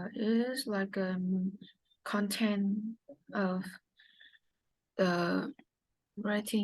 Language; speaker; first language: English; non-native, learner; Vietnamese